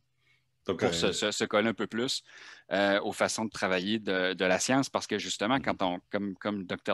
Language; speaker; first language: French; native; French